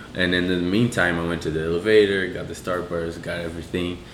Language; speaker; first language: English; non-native, fluent; Portuguese